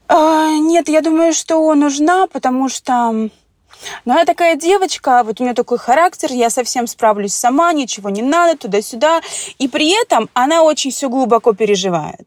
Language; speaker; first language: Russian; native; Russian